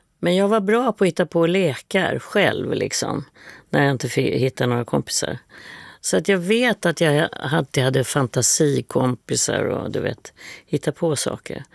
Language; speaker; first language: Swedish; native; Swedish